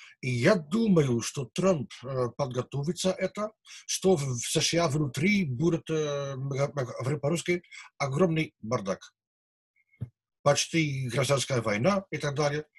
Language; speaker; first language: Russian; non-native, learner; Dutch